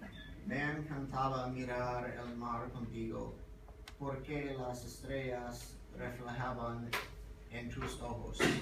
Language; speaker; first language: Spanish; non-native, learner; English